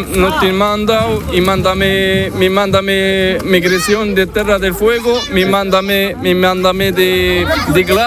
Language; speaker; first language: Spanish; non-native, learner; Arabic